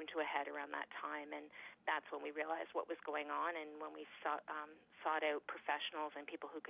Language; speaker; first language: English; native; English